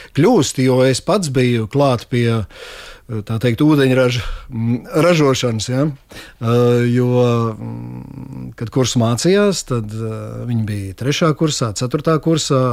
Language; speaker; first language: Latvian; native; Latvian